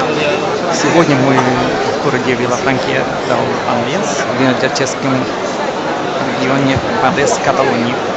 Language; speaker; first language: Russian; non-native, fluent; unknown